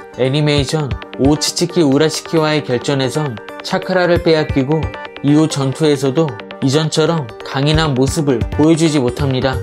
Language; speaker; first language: Korean; native; Korean